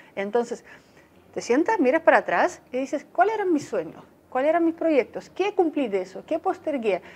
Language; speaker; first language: Spanish; non-native, fluent; Russian